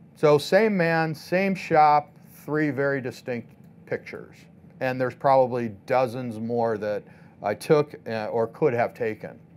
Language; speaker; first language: English; native; English